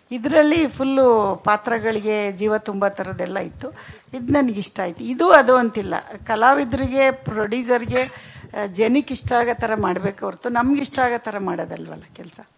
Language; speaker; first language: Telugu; non-native, local second language; Kannada